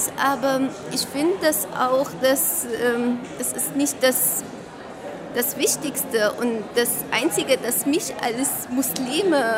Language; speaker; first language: German; non-native, fluent; Arabic